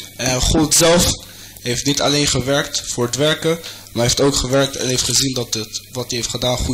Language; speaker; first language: Dutch; non-native, fluent; French